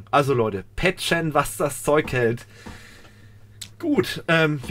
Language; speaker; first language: German; native; German